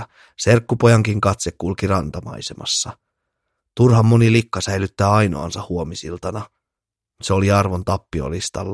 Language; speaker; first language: Finnish; native; Finnish